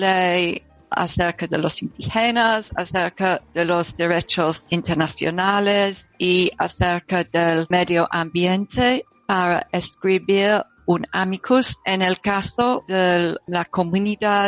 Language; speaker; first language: Spanish; non-native, learner; English